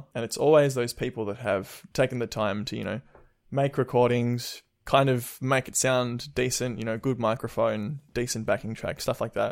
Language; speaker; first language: English; native; English